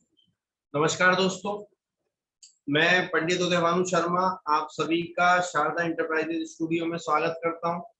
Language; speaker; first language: Hindi; native; Hindi